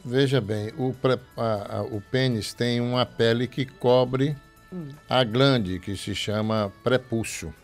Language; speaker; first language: Portuguese; native; Portuguese